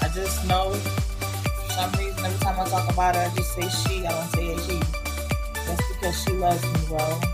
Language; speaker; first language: English; non-native, fluent; Spanish